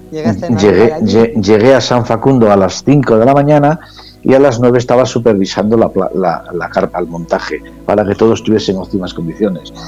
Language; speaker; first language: Spanish; native; Spanish